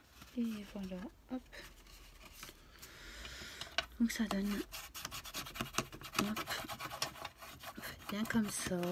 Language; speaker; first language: French; native; French